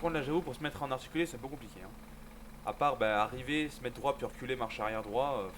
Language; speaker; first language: French; native; French